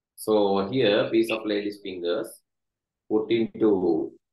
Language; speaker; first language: English; non-native, local second language; Sinhala